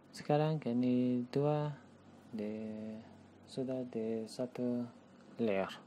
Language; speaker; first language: Indonesian; non-native, learner; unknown